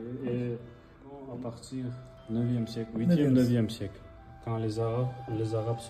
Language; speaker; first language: French; non-native, fluent; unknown